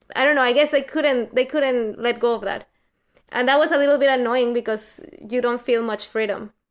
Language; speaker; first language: English; non-native, fluent; Spanish